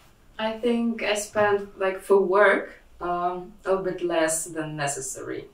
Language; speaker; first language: English; non-native, fluent; Russian